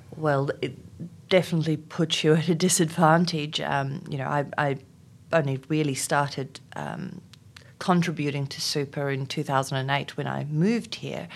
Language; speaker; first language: English; non-native, local second language; Afrikaans